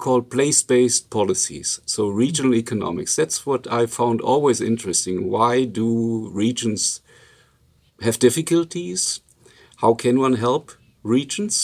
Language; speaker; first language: English; non-native, fluent; Luxembourgish